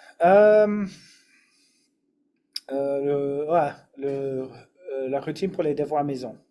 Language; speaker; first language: French; non-native, fluent; English